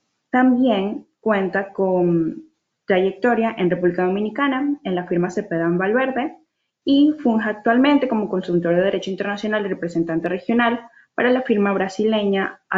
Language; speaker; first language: Spanish; native; Spanish